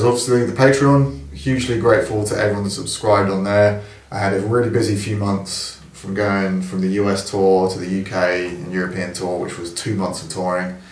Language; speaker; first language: English; native; English